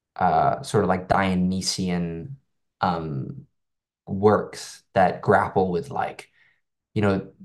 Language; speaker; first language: English; non-native, local second language; Cantonese